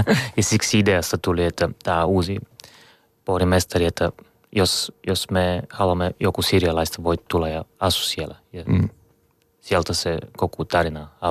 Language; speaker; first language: Finnish; non-native, learner; Bulgarian